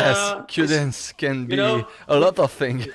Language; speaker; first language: English; non-native, learner; French